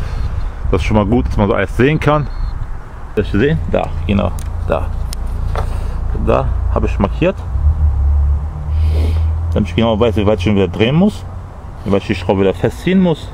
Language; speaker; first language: German; early bilingual, other home language; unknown